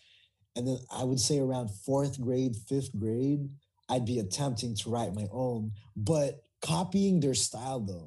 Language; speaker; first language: English; early bilingual, other home language; Filipino